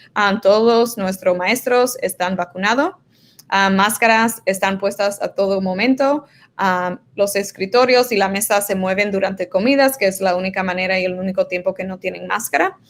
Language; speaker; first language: Spanish; early bilingual, other home language; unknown